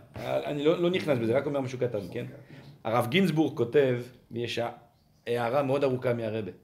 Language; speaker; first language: Hebrew; non-native, fluent; French